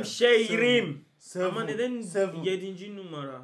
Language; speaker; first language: Turkish; non-native, learner; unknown